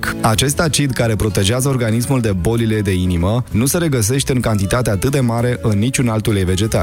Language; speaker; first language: Romanian; native; Romanian